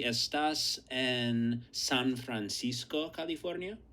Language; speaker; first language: Spanish; non-native, fluent; English